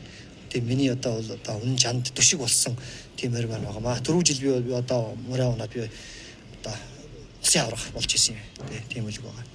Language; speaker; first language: Mongolian; native; Mongolian